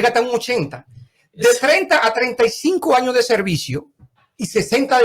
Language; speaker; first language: Spanish; native; Spanish